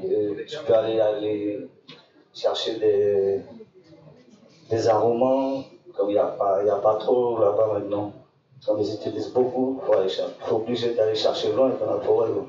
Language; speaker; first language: French; non-native, local second language; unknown